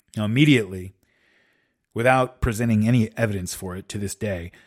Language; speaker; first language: English; native; English